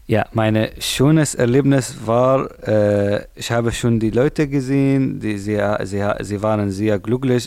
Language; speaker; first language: German; non-native, learner; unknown